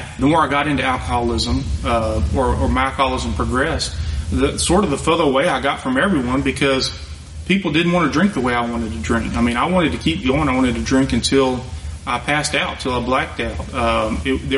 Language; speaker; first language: English; native; English